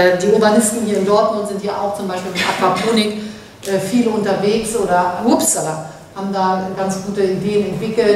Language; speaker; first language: German; native; German